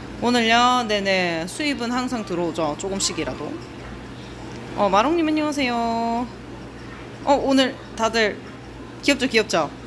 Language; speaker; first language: Korean; native; Korean